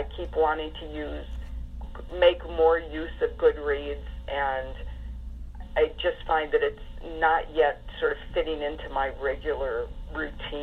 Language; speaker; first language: English; native; English